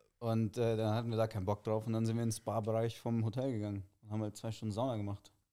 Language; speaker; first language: German; early bilingual, other home language; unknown